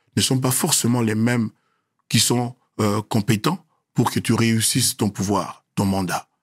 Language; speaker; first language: French; non-native, local second language; Lingala